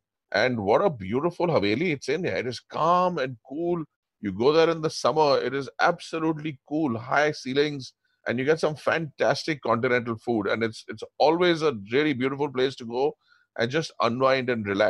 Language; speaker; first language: English; non-native, local second language; Hindi